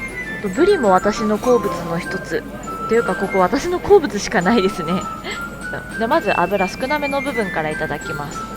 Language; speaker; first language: Japanese; native; Japanese